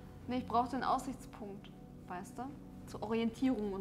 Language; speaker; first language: German; native; German